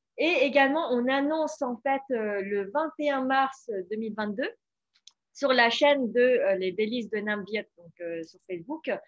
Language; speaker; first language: French; non-native, fluent; Vietnamese